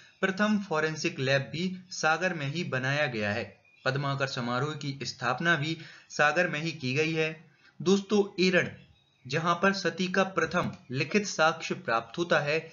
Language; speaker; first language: Hindi; native; Hindi